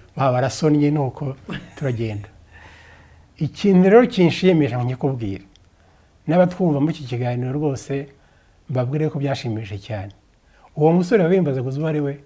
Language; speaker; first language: Kinyarwanda; early bilingual, heritage; Kinyarwanda